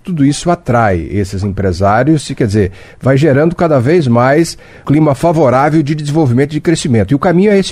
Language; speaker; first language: Portuguese; native; Portuguese